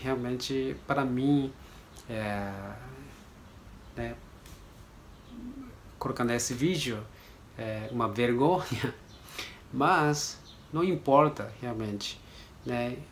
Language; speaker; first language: Portuguese; non-native, learner; Japanese